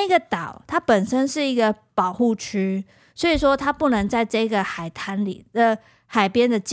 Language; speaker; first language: Chinese; native; Chinese